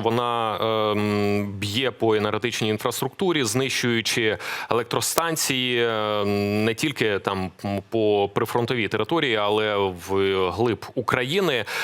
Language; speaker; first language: Ukrainian; native; Ukrainian